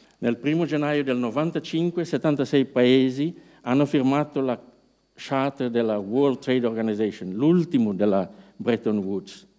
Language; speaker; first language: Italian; non-native, fluent; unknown